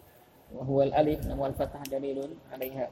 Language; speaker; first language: Arabic; non-native, fluent; Indonesian